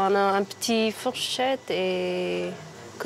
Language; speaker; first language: French; non-native, learner; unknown